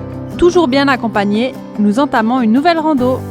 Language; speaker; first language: French; native; French